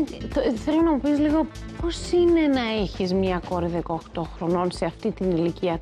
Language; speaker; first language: Greek; native; Greek